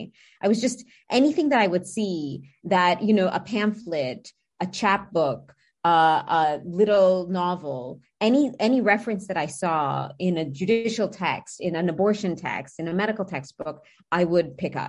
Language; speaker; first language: English; native; English